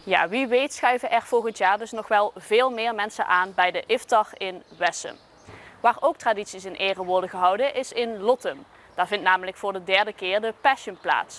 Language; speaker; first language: Dutch; native; Dutch